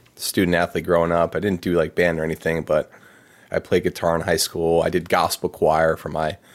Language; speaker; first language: English; native; English